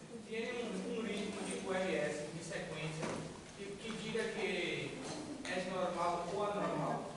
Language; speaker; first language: Spanish; non-native, learner; Portuguese